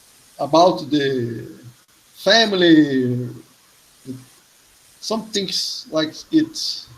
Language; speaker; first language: English; non-native, learner; Portuguese